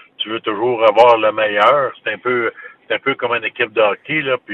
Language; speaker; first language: French; native; French